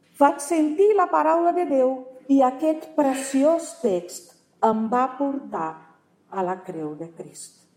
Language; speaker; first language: Catalan; non-native, fluent; Portuguese